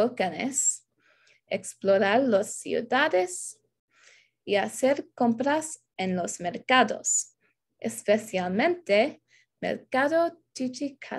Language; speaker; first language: Spanish; non-native, learner; English